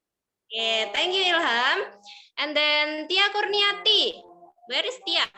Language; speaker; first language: English; non-native, learner; Indonesian